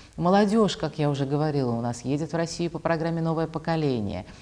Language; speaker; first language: Russian; native; Russian